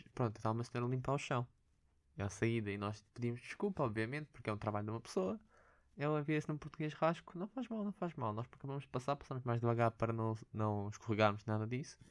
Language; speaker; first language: Portuguese; early bilingual, other home language; Russian